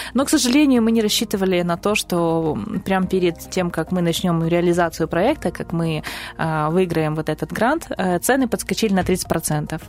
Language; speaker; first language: Russian; native; Russian